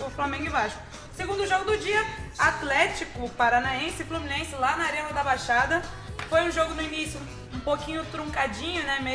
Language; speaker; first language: Portuguese; native; Portuguese